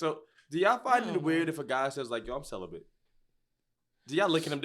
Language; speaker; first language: English; native; English